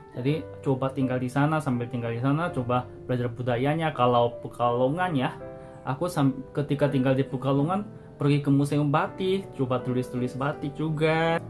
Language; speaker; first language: Indonesian; non-native, fluent; Korean